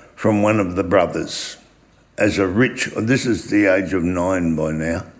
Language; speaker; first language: English; early bilingual, other home language; German